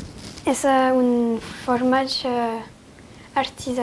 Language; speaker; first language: Catalan; non-native, learner; French